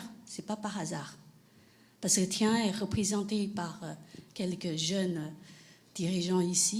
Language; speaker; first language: French; non-native, fluent; Chinese